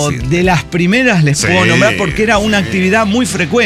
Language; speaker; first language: Spanish; native; Spanish